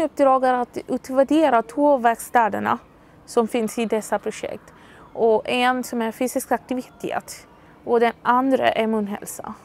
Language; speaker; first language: Swedish; non-native, fluent; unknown